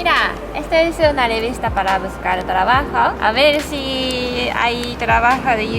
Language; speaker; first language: Spanish; non-native, fluent; Japanese